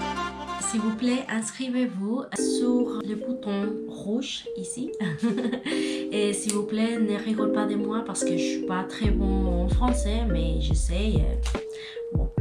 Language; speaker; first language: French; non-native, learner; Spanish